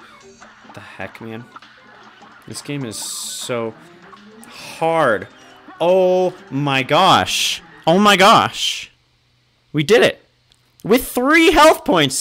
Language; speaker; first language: English; native; English